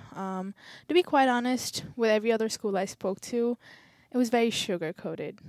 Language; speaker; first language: English; non-native, local second language; Telugu